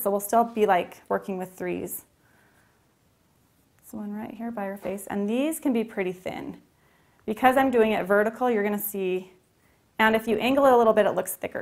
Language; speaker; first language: English; native; English